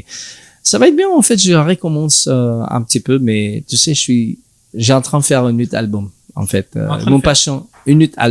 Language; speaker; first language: French; non-native, learner; English